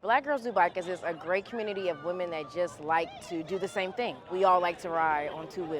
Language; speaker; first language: English; native; English